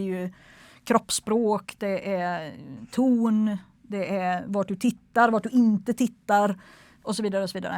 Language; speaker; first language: Swedish; native; Swedish